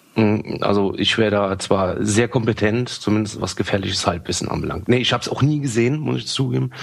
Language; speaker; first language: German; native; German